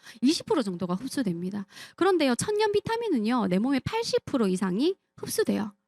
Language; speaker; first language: Korean; native; Korean